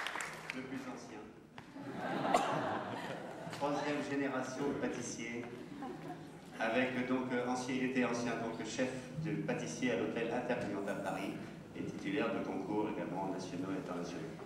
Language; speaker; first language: French; native; French